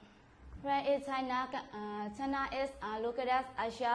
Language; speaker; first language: English; non-native, learner; Mon